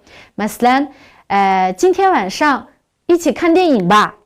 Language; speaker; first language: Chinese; non-native, local second language; Uyghur